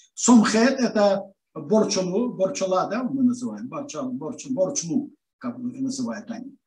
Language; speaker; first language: Russian; non-native, local second language; Azerbaijani